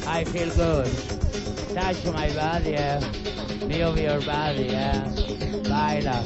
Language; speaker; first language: English; non-native, learner; Italian